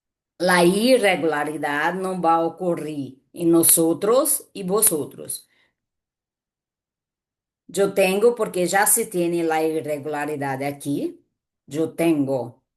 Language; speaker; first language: Spanish; non-native, fluent; Portuguese